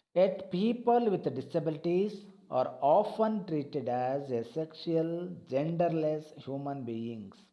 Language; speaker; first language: English; non-native, local second language; Kannada